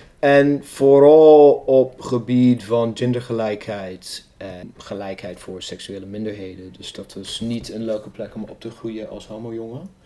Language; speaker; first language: Dutch; non-native, fluent; English